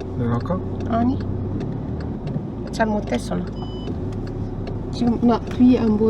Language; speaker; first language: Korean; non-native, learner; Arabic